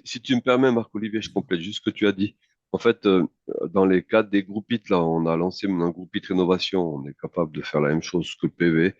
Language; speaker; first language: French; native; French